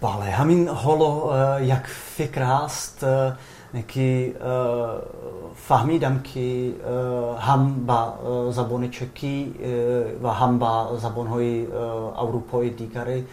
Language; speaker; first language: Persian; non-native, fluent; Czech